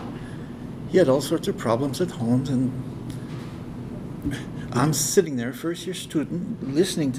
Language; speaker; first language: English; native; English